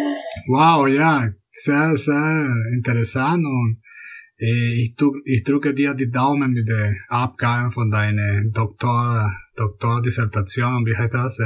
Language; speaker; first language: German; non-native, fluent; Spanish